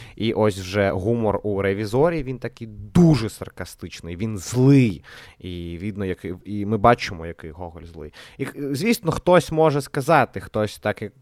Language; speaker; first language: Ukrainian; native; Ukrainian